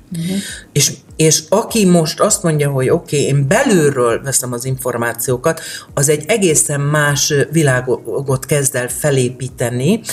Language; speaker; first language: Hungarian; native; Hungarian